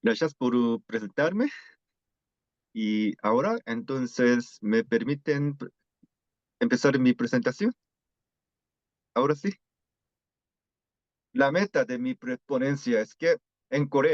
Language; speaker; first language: Spanish; non-native, fluent; Korean